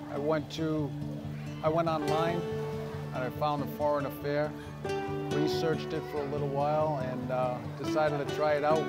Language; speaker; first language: English; native; English